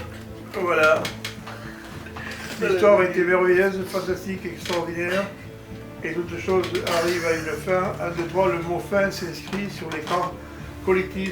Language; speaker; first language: French; native; French